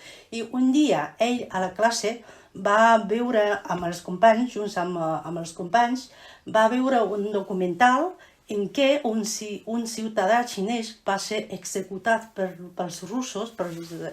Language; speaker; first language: Catalan; non-native, fluent; Chinese